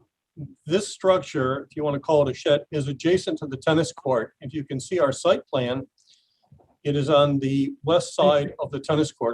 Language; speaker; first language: English; native; English